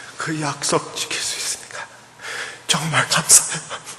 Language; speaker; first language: Korean; early bilingual, heritage; English